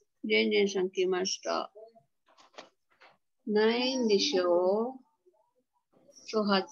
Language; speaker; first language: Japanese; non-native, fluent; Filipino